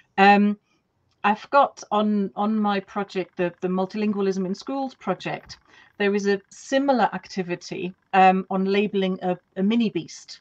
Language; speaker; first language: English; non-native, fluent; German